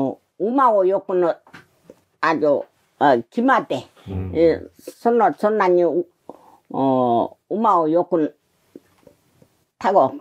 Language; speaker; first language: Japanese; non-native, learner; Korean